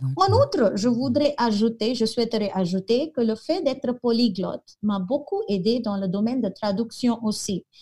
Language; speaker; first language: French; non-native, fluent; Konkani